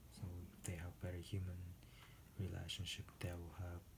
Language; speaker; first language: English; non-native, fluent; Japanese